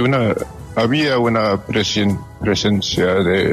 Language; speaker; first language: Spanish; non-native, fluent; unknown